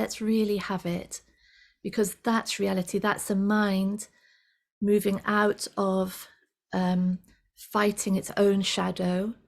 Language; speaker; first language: English; native; English